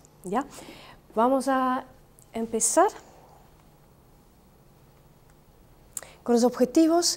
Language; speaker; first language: Spanish; non-native, fluent; Dutch